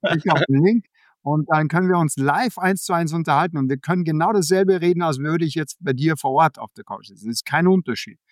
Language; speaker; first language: German; early bilingual, other home language; Danish